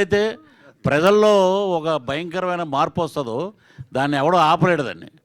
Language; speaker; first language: Telugu; native; Telugu